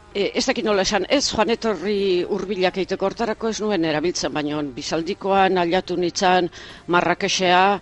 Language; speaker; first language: Basque; native; Basque